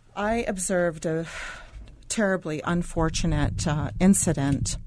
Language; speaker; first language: English; non-native, fluent; Arabic